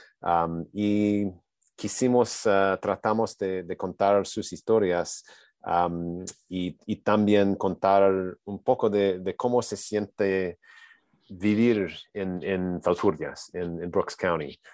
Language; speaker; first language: Spanish; non-native, learner; English